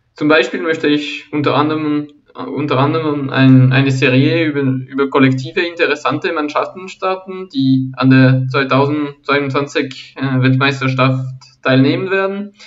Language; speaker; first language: German; non-native, fluent; French